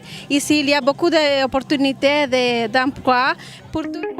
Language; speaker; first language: French; non-native, learner; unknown